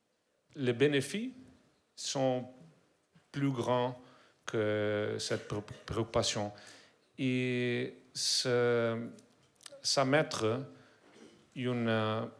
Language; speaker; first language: French; non-native, learner; Portuguese